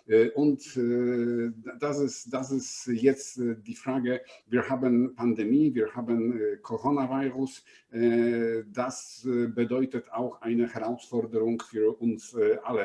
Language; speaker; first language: German; non-native, fluent; Polish